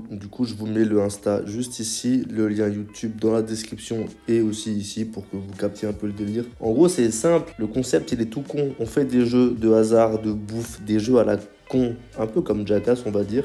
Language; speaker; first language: French; native; French